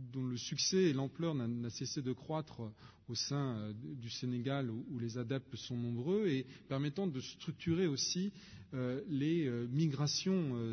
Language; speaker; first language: French; native; French